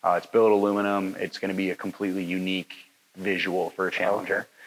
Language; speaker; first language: English; native; English